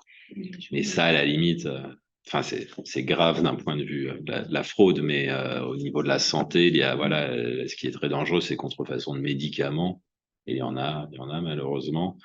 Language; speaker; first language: French; native; French